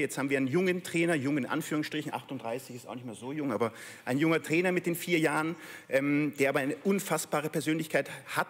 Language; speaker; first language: German; native; German